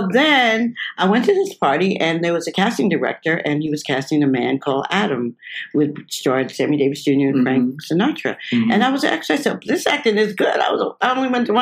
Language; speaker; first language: English; native; English